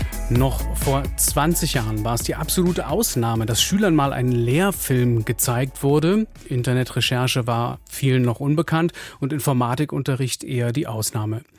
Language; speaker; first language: German; native; German